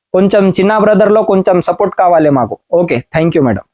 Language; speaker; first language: Telugu; non-native, learner; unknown